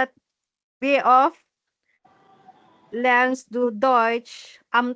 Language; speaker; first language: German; non-native, learner; Filipino